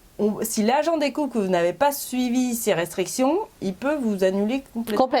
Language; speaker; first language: French; native; French